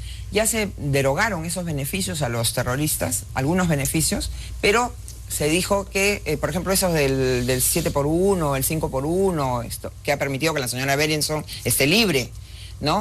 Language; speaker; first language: Spanish; native; Spanish